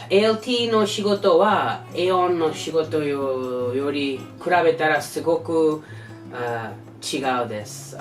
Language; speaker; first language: Japanese; non-native, learner; English